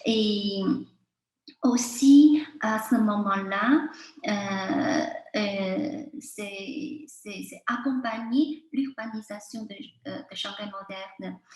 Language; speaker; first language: French; non-native, fluent; Chinese